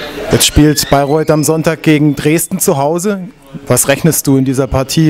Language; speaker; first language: German; native; German